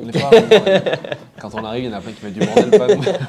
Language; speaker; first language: French; native; French